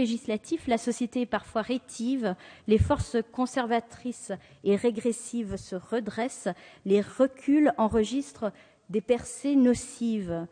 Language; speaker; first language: French; native; French